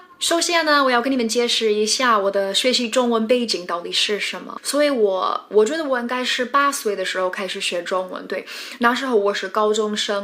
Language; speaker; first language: Chinese; non-native, fluent; English